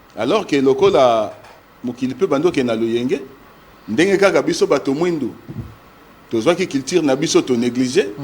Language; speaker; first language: Lingala; non-native, local second language; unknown